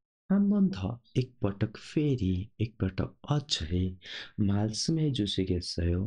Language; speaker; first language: Korean; non-native, local second language; Nepali